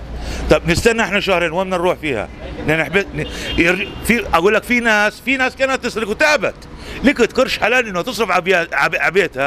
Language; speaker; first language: Arabic; native; Arabic